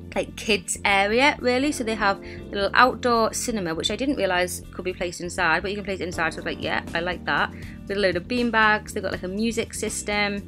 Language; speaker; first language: English; native; English